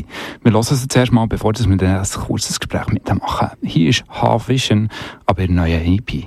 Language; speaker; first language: German; native; German